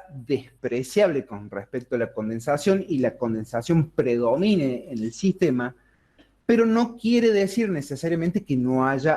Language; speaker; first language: Spanish; native; Spanish